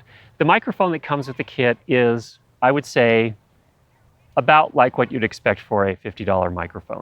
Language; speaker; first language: English; native; English